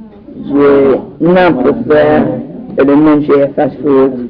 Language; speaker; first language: French; non-native, learner; English